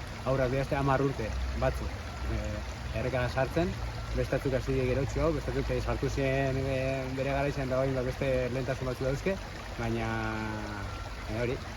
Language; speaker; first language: Basque; native; Basque